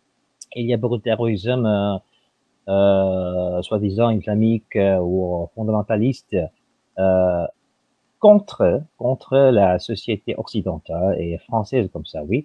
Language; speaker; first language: French; non-native, fluent; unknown